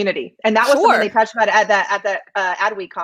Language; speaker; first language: English; native; English